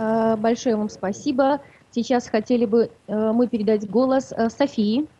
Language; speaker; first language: Russian; native; Russian